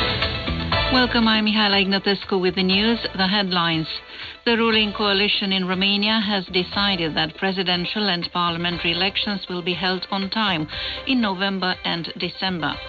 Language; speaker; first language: English; non-native, fluent; Romanian